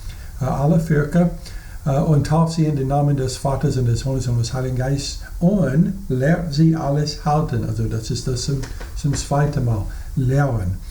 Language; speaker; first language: German; non-native, fluent; English